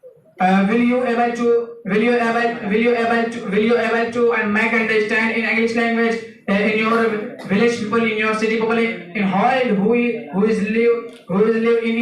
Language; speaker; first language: English; non-native, learner; Urdu